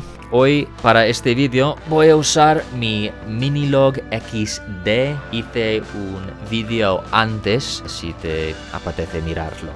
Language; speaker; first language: Spanish; non-native, fluent; English